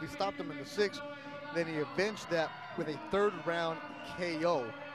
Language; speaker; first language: English; early bilingual, other home language; Spanish